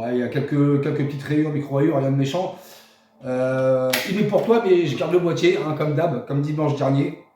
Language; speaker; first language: French; native; French